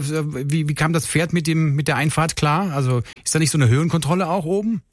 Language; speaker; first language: German; native; German